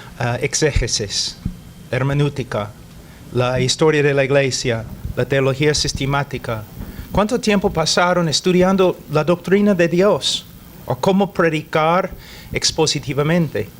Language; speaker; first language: Spanish; non-native, fluent; English